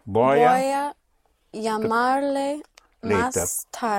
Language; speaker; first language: Spanish; non-native, learner; English